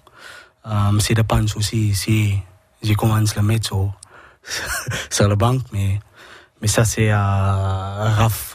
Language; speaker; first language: French; non-native, learner; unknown